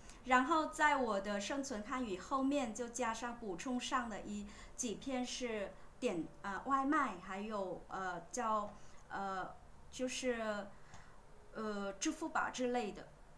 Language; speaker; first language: Chinese; non-native, fluent; Vietnamese